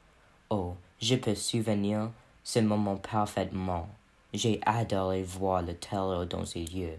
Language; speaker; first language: French; non-native, learner; English